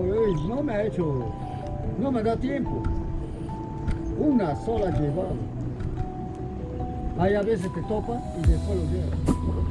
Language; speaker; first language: Spanish; native; Spanish